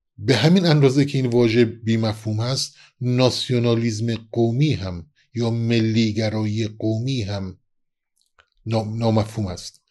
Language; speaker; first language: Persian; non-native, local second language; Kurdish